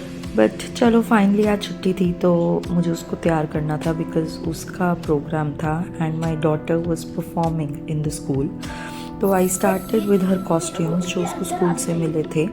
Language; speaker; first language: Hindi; native; Hindi